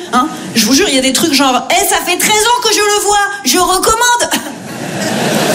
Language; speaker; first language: French; native; French